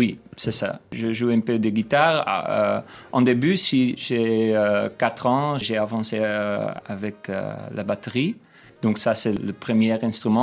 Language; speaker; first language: French; non-native, learner; Dutch